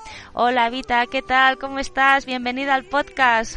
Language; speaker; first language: Spanish; native; Spanish